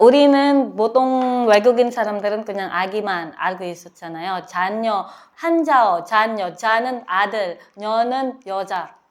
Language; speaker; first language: Korean; non-native, learner; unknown